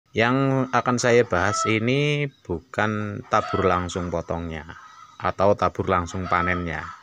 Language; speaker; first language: Indonesian; non-native, local second language; Javanese